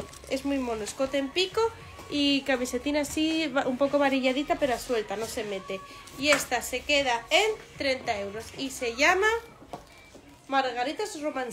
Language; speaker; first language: Spanish; native; Spanish